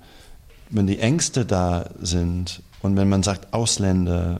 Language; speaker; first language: German; non-native, fluent; English